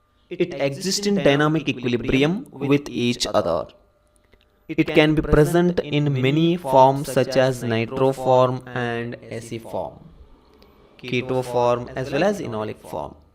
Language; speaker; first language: English; non-native, local second language; Kannada